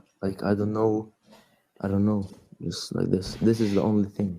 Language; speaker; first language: English; non-native, learner; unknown